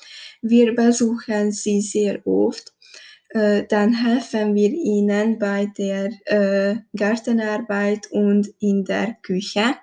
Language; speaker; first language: German; non-native, learner; Hungarian